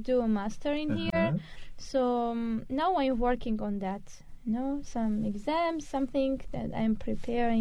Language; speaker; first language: English; non-native, learner; Armenian